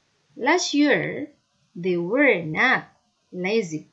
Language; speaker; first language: English; non-native, fluent; Indonesian